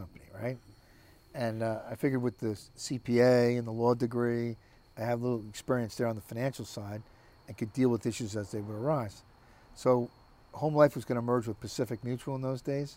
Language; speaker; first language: English; native; English